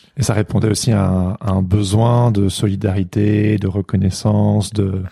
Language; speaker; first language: French; native; French